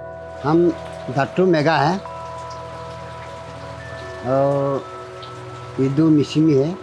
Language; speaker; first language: Hindi; non-native, local second language; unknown